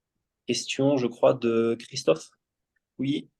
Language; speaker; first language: French; native; French